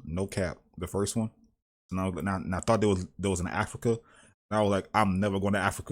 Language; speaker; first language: English; native; English